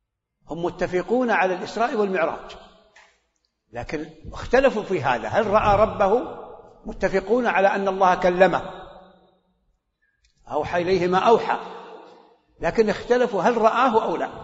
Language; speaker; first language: Arabic; native; Arabic